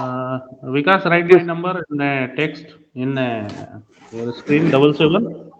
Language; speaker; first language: English; non-native, local second language; Hindi